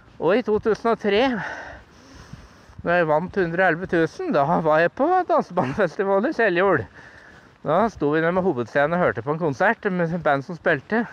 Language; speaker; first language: Norwegian; native; Norwegian